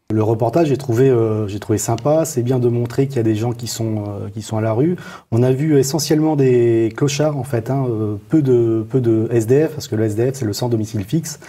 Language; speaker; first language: French; native; French